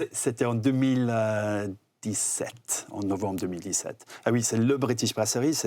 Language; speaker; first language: French; non-native, fluent; English